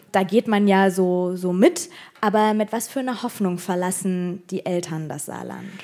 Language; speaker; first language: German; early bilingual, other home language; Arabic